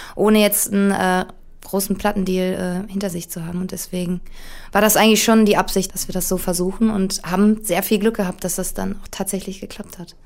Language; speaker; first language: German; native; German